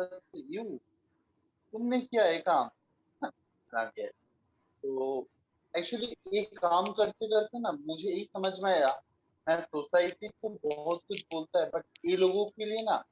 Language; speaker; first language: Hindi; non-native, local second language; Bangla